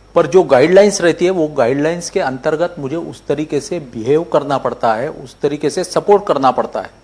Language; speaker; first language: Hindi; non-native, local second language; Marathi